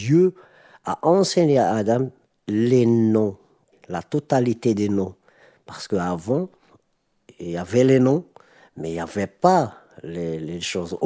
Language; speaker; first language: French; non-native, local second language; Arabic